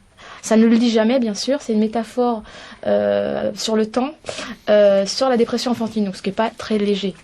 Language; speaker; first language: French; native; French